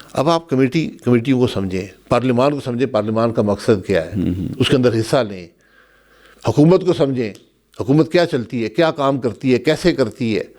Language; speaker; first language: Urdu; non-native, local second language; Pahari-Potwari